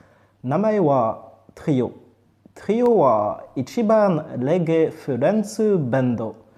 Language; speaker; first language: Japanese; non-native, learner; French